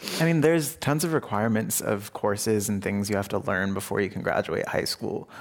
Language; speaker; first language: English; early bilingual, other home language; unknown